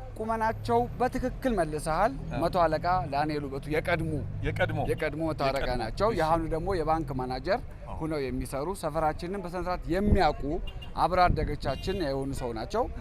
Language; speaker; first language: Amharic; native; Amharic